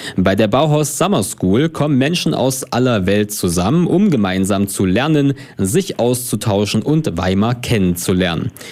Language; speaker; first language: German; native; German